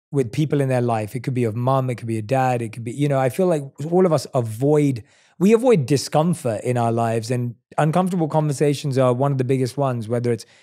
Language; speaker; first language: English; native; English